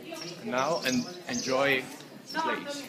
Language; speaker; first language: English; non-native, learner; Italian